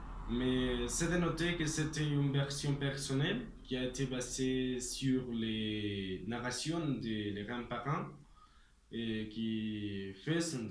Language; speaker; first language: French; non-native, learner; Spanish